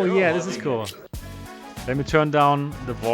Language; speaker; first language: English; non-native, fluent; German